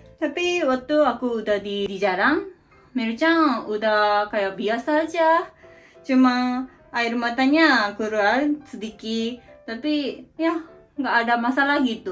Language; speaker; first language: Indonesian; native; Indonesian